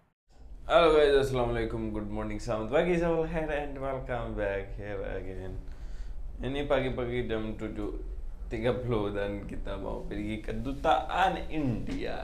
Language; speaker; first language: Indonesian; non-native, fluent; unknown